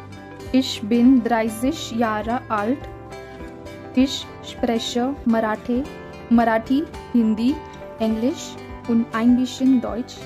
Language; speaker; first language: German; non-native, fluent; Marathi